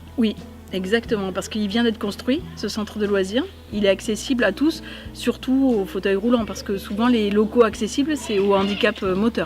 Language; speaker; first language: French; native; French